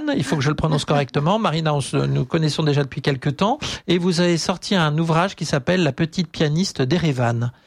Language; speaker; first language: French; native; French